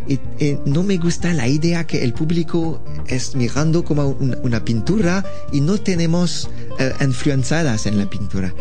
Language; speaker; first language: Spanish; non-native, learner; French